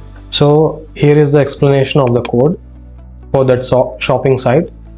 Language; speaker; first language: English; non-native, local second language; Telugu